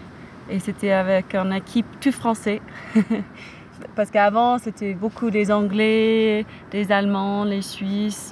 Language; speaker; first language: French; non-native, fluent; English